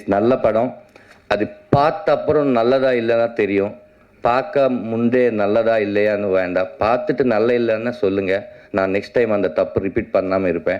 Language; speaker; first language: Tamil; non-native, learner; Telugu